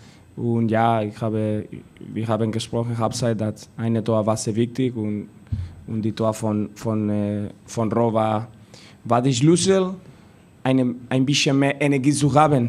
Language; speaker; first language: German; non-native, learner; Spanish